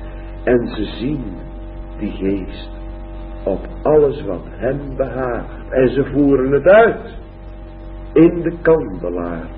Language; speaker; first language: Dutch; native; Dutch